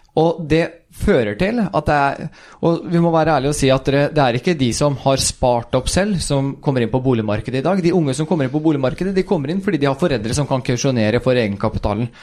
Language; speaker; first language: Norwegian; early bilingual, other home language; Swedish